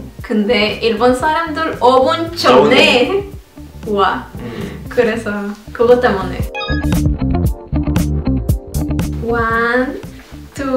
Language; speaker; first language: Korean; non-native, learner; Spanish